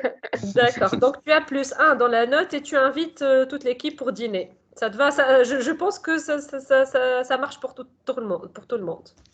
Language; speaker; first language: French; non-native, local second language; Arabic